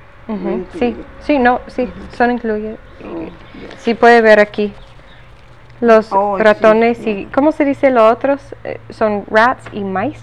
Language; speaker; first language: Spanish; non-native, learner; English